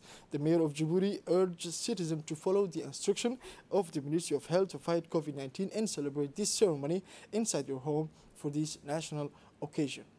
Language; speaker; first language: English; non-native, fluent; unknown